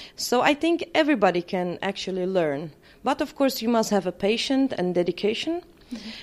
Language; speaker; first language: English; non-native, fluent; Czech